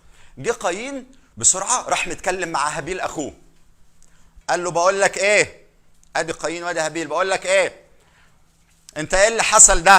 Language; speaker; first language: Arabic; native; Arabic